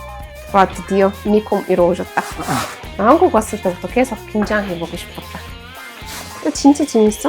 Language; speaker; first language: Korean; non-native, fluent; Arabic